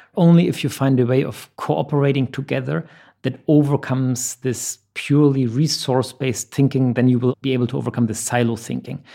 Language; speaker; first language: English; non-native, fluent; German